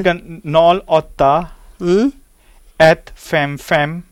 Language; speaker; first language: Swedish; non-native, learner; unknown